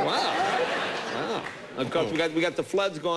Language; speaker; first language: English; native; English